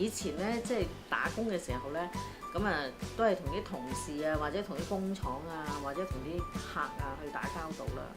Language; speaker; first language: Cantonese; native; Cantonese